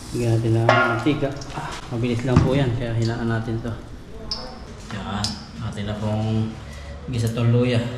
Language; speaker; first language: Filipino; native; Filipino